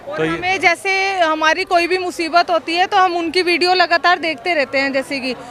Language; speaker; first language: Hindi; native; Hindi